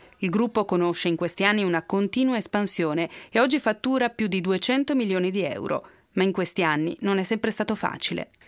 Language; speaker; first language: Italian; native; Italian